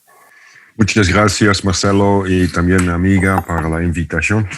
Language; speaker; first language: Spanish; non-native, fluent; Dutch